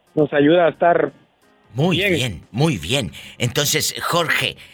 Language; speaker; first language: Spanish; native; Spanish